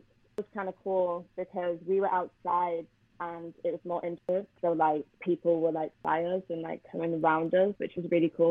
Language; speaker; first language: English; native; English